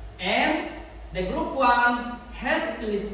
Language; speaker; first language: English; non-native, learner; Indonesian